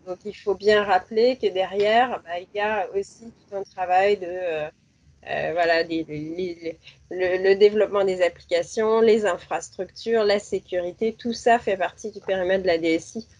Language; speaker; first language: French; native; French